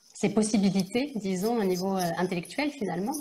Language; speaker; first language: French; native; French